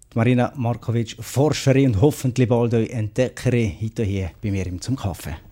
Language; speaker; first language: German; native; German